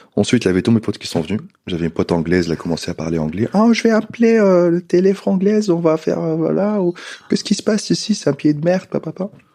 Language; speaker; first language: French; non-native, local second language; Arabic